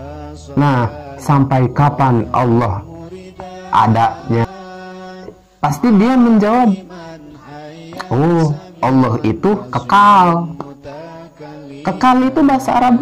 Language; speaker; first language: Indonesian; non-native, local second language; Sundanese